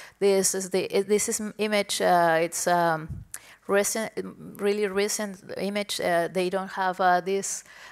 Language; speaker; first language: English; non-native, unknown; Spanish